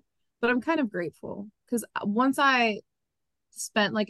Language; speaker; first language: English; native; English